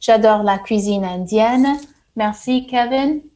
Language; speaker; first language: French; non-native, fluent; English